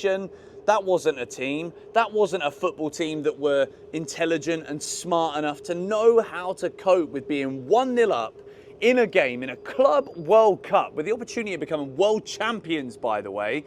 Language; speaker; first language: English; native; English